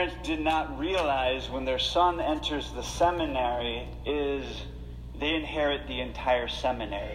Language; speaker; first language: English; native; English